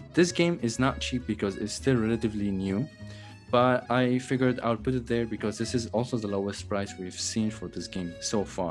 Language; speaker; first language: English; non-native, fluent; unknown